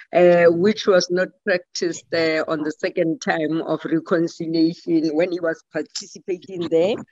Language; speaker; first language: English; non-native, local second language; Tswana